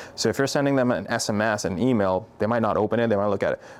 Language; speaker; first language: English; non-native, local second language; Urdu